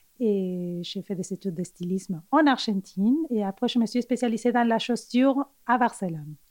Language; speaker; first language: French; non-native, fluent; Spanish